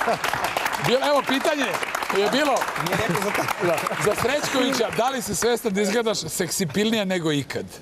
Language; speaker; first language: Serbian; native; Serbian